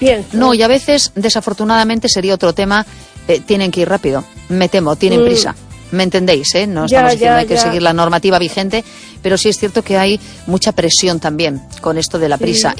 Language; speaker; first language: Spanish; native; Spanish